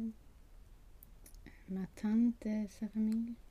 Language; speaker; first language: French; non-native, learner; Swedish